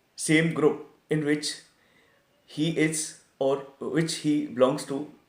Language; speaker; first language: English; non-native, local second language; Hindi